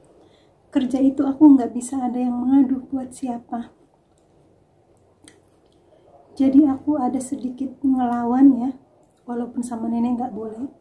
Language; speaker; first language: Indonesian; non-native, local second language; Javanese